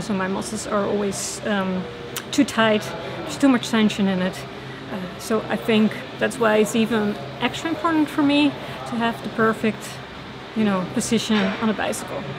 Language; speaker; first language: English; non-native, fluent; Dutch